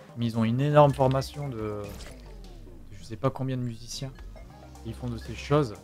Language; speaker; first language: French; native; French